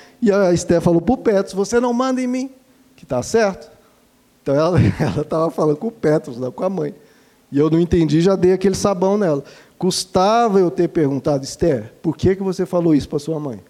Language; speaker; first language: Portuguese; native; Portuguese